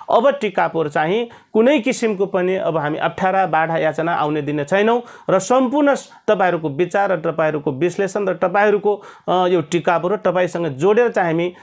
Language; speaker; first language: Nepali; non-native, local second language; Rana Tharu